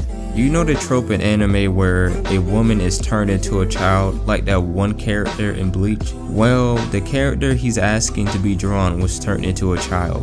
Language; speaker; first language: English; native; English